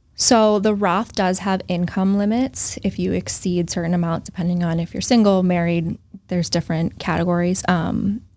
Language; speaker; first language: English; native; English